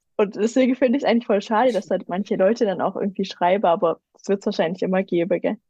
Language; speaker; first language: German; native; German